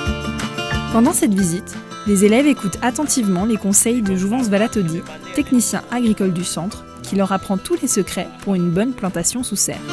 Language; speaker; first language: French; native; French